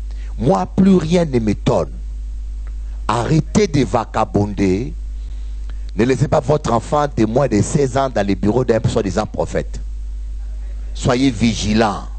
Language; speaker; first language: French; non-native, local second language; Lingala